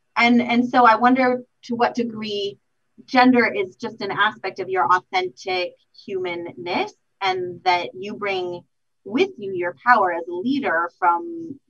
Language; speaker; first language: English; native; English